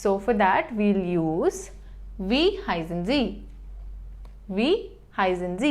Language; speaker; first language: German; non-native, fluent; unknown